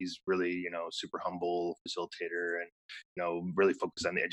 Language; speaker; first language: English; native; English